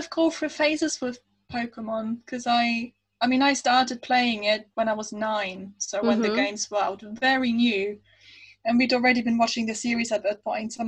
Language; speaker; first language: English; non-native, fluent; German